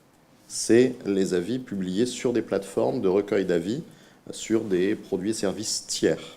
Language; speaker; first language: French; native; French